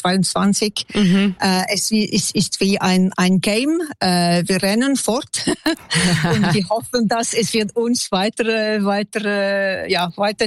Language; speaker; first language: German; non-native, local second language; French